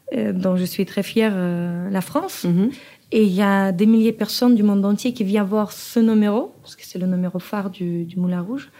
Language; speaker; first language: French; non-native, fluent; Kazakh